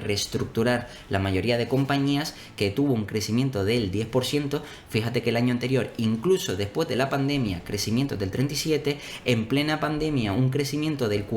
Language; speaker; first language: Spanish; native; Spanish